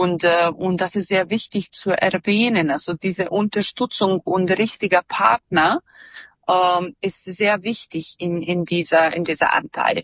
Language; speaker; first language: German; non-native, fluent; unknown